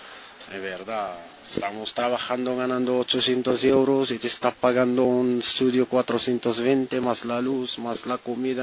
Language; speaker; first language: Spanish; non-native, learner; Arabic